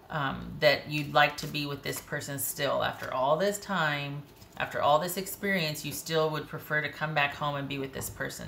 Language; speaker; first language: English; native; English